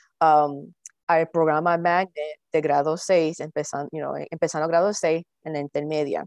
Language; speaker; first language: Spanish; early bilingual, heritage; Spanish